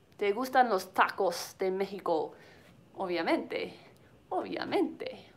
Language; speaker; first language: Spanish; non-native, learner; English